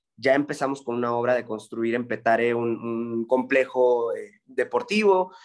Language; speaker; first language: Spanish; native; Spanish